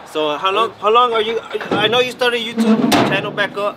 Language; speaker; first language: English; early bilingual, other home language; Spanish